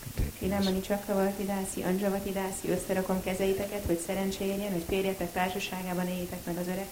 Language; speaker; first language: Hungarian; native; Hungarian